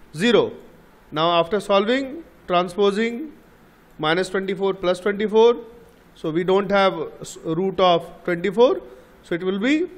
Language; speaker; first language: English; non-native, local second language; Bangla